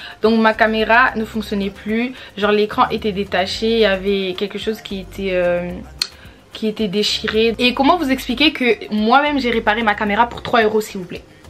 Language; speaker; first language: French; native; French